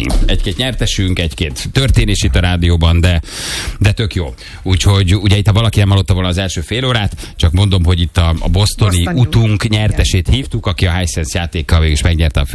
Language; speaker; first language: Hungarian; native; Hungarian